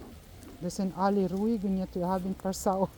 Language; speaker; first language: German; non-native, learner; Filipino